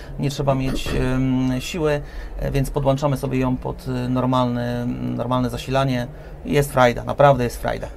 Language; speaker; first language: Polish; native; Polish